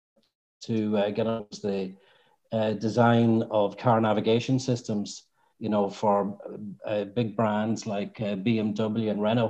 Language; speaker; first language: English; native; English